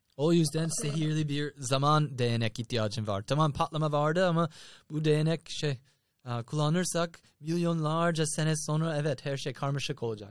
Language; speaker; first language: Turkish; non-native, fluent; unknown